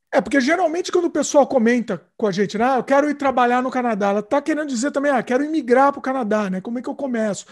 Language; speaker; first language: Portuguese; native; Portuguese